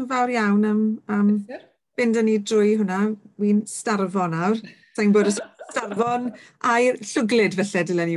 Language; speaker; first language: Welsh; native; Welsh